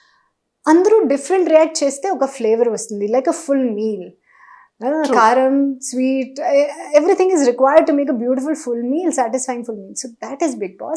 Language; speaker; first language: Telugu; non-native, learner; Hindi